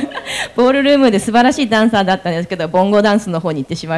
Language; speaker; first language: Japanese; native; Japanese